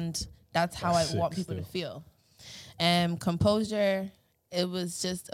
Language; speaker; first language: English; native; English